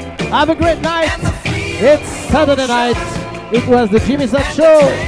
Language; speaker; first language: English; non-native, learner; French